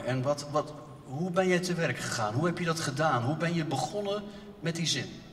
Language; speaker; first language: Dutch; native; Dutch